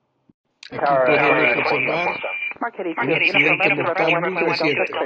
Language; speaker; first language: Spanish; native; Spanish